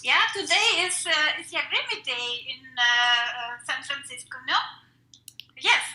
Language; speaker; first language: English; non-native, learner; Russian